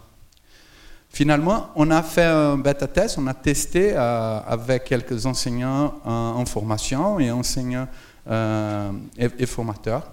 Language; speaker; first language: French; non-native, fluent; Portuguese